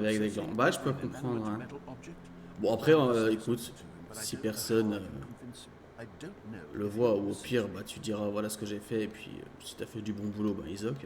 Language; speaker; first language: French; native; French